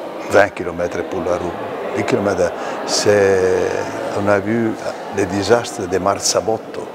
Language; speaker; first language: French; non-native, fluent; Italian